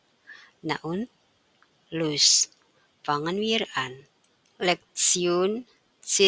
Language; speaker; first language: German; non-native, fluent; Indonesian